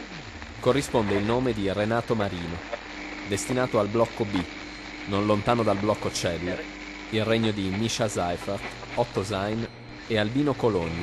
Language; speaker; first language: Italian; native; Italian